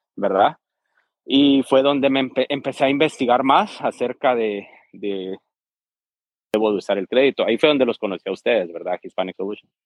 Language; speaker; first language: Spanish; native; Spanish